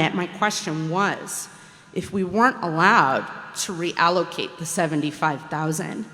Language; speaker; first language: English; native; English